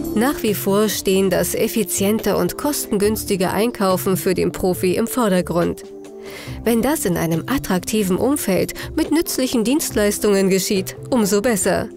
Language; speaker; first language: German; native; German